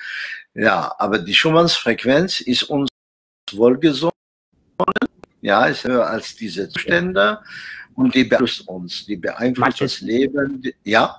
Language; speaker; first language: German; non-native, fluent; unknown